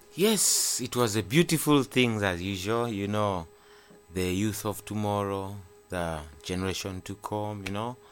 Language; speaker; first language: English; non-native, local second language; Ganda